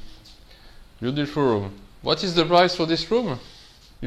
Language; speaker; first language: English; non-native, learner; French